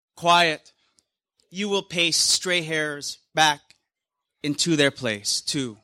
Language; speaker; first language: English; native; English